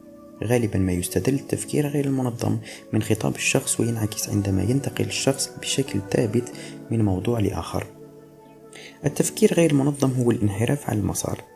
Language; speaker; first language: Arabic; native; Arabic